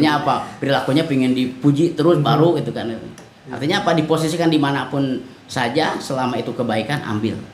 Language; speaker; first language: Indonesian; non-native, local second language; Sundanese